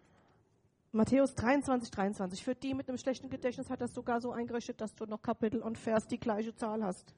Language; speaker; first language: German; native; German